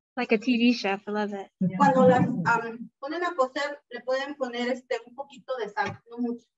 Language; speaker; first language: English; early bilingual, heritage; Spanish